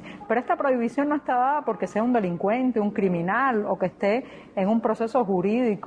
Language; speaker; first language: Spanish; native; Spanish